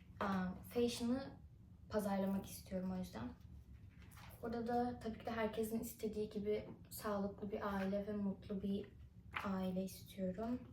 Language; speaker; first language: Turkish; early bilingual, other home language; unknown